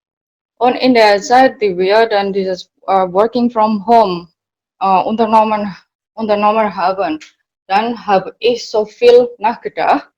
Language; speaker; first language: German; non-native, learner; Indonesian